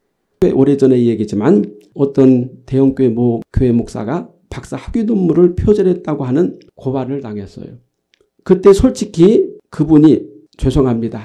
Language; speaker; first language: Korean; native; Korean